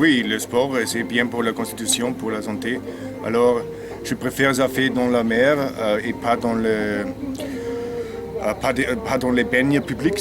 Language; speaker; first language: French; non-native, learner; German